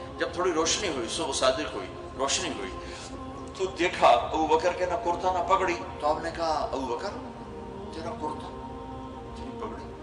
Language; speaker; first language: Urdu; non-native, local second language; Punjabi